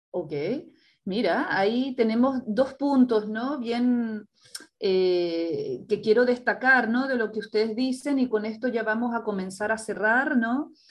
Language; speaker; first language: Spanish; native; Spanish